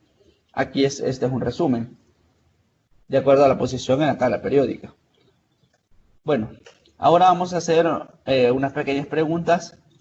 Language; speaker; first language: Spanish; native; Spanish